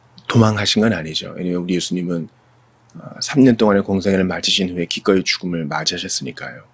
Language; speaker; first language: Korean; native; Korean